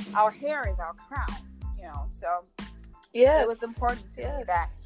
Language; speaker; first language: English; non-native, local second language; Akan